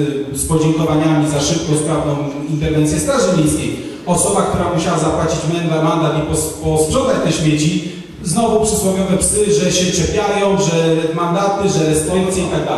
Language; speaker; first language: Polish; native; Polish